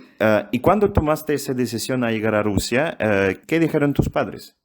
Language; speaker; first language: Spanish; non-native, fluent; Russian